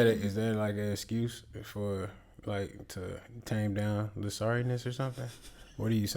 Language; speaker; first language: English; native; English